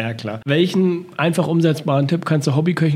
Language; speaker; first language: German; native; German